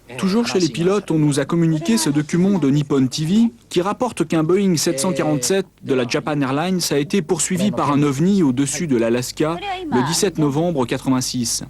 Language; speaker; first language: French; native; French